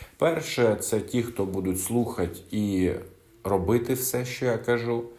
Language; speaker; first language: Ukrainian; non-native, local second language; Russian